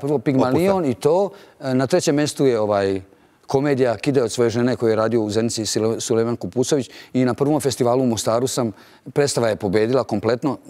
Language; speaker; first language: Bosnian; native; Bosnian